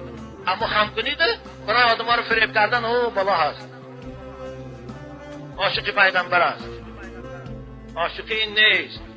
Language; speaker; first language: Persian; native; Persian